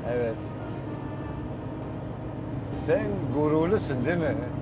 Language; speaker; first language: Turkish; non-native, fluent; Dutch